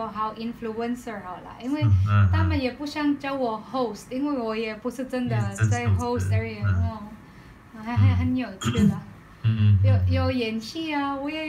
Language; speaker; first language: Chinese; non-native, learner; Filipino